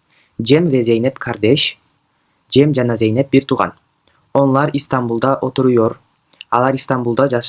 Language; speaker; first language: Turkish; non-native, fluent; Kyrgyz